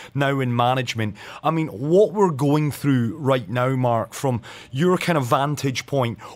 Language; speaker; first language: English; native; English